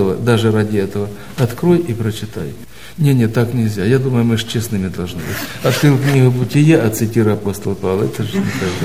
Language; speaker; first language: Russian; native; Russian